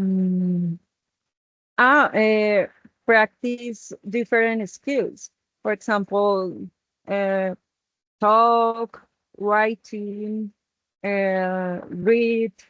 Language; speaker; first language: English; non-native, learner; Spanish